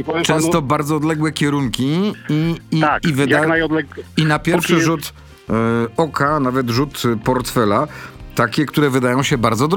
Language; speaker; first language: Polish; native; Polish